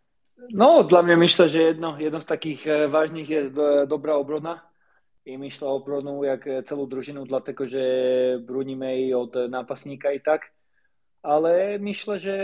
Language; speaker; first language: Polish; non-native, learner; Slovak